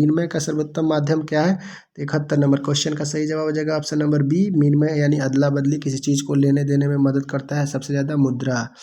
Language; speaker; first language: Hindi; non-native, local second language; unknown